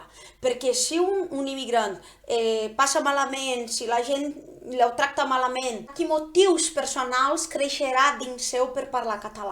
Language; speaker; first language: Catalan; non-native, fluent; Portuguese